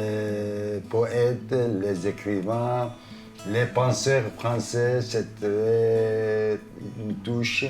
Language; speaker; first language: French; non-native, fluent; Arabic